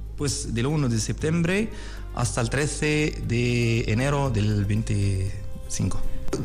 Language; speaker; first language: Spanish; non-native, learner; Arabic